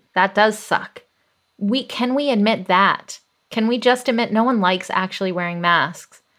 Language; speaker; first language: English; native; English